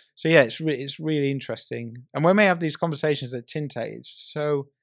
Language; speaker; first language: English; native; English